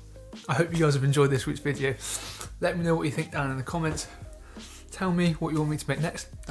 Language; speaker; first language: English; native; English